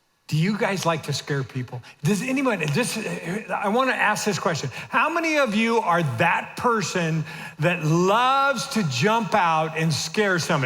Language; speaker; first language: English; native; English